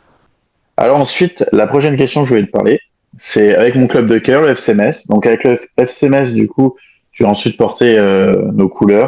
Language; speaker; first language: French; native; French